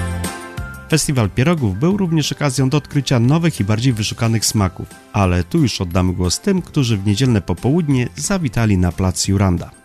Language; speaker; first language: Polish; native; Polish